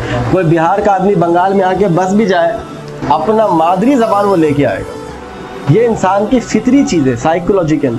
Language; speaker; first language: Urdu; native; Urdu